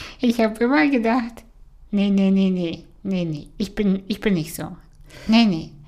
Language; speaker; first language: German; early bilingual, other home language; Russian